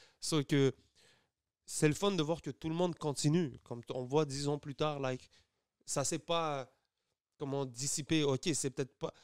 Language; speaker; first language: French; native; French